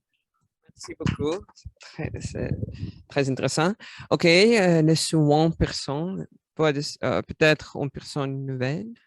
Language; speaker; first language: French; non-native, learner; Russian